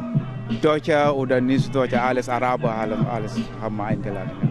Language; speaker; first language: German; non-native, learner; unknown